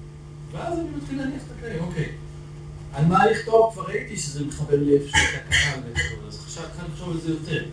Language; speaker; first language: Hebrew; native; Hebrew